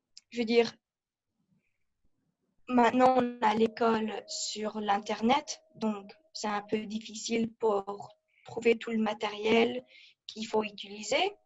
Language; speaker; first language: French; early bilingual, heritage; French